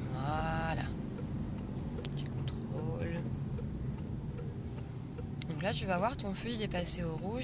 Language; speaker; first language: French; native; French